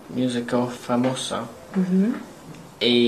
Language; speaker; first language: Spanish; non-native, learner; English